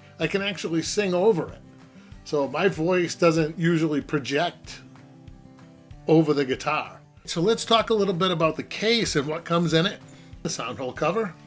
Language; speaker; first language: English; native; English